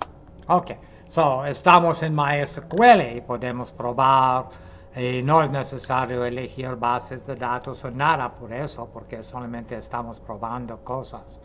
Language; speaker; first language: Spanish; non-native, fluent; English